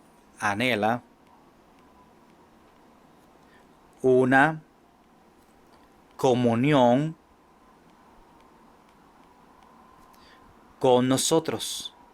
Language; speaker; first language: Spanish; non-native, fluent; English